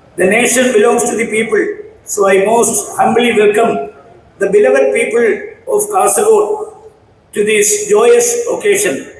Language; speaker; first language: English; non-native, local second language; Malayalam